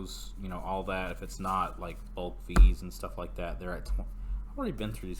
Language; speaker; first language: English; native; English